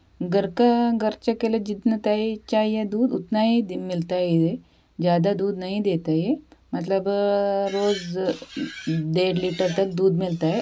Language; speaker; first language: Hindi; non-native, local second language; Kannada